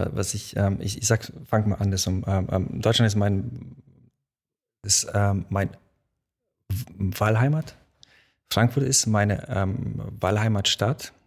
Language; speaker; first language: German; early bilingual, other home language; Polish